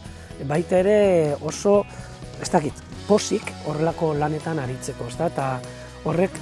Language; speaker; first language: Basque; native; Basque